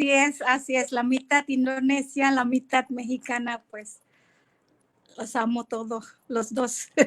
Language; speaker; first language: Spanish; non-native, fluent; Indonesian